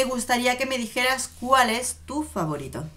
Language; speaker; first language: Spanish; native; Spanish